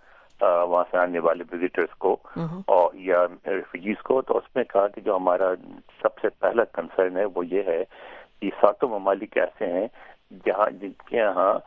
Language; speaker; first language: Urdu; native; Urdu